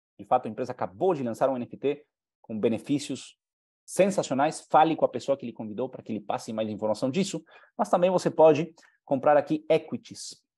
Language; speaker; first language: Portuguese; non-native, fluent; Spanish